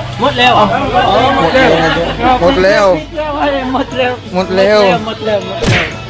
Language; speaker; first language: Thai; non-native, learner; Filipino